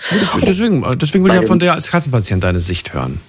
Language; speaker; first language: German; native; German